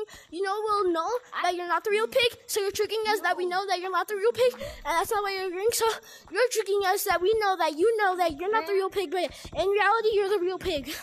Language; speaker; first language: English; native; English